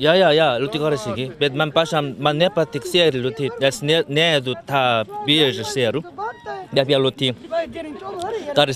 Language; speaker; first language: Latvian; non-native, learner; Korean